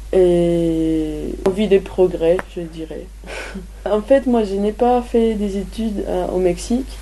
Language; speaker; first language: French; non-native, fluent; Spanish